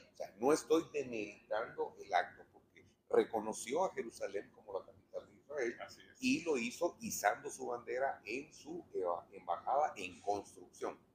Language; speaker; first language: Spanish; native; Spanish